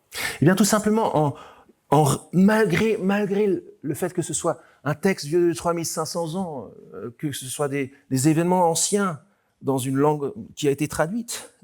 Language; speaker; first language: French; native; French